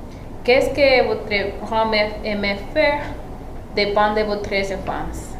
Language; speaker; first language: French; non-native, learner; Spanish